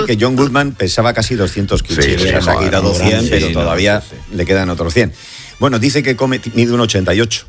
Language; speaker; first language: Spanish; native; Spanish